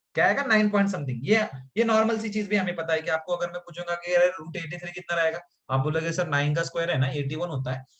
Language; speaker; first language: Hindi; non-native, local second language; Marathi